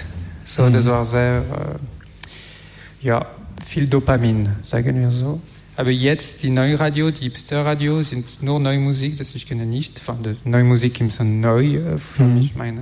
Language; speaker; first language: German; non-native, learner; French